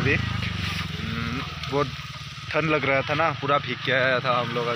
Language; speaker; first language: Hindi; non-native, local second language; Assamese